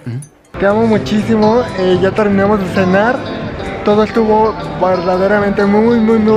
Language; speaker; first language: Spanish; native; Spanish